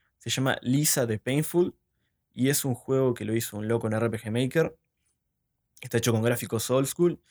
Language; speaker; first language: Spanish; native; Spanish